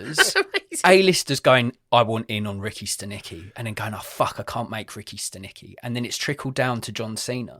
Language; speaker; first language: English; native; English